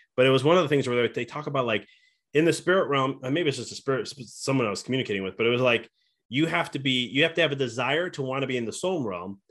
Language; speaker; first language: English; native; English